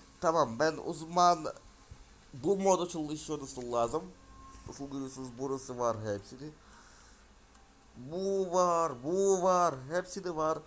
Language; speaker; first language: Turkish; non-native, learner; Russian